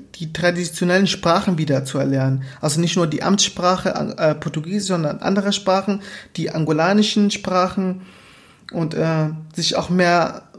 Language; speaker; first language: German; early bilingual, other home language; Portuguese